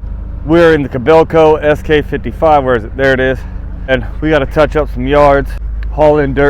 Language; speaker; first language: English; native; English